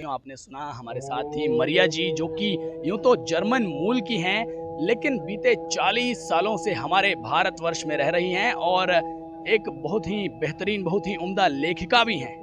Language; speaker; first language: Hindi; native; Hindi